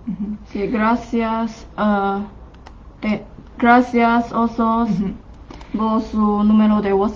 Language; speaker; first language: Spanish; non-native, fluent; Chinese